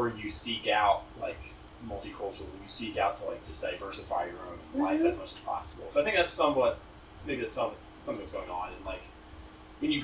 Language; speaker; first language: English; native; English